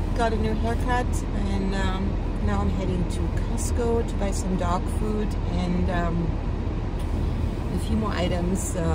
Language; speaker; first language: English; non-native, fluent; German